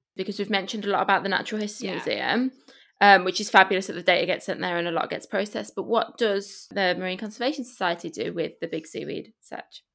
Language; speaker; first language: English; early bilingual, other home language; Spanish